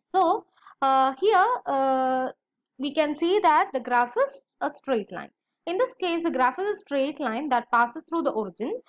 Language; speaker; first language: English; non-native, local second language; Malayalam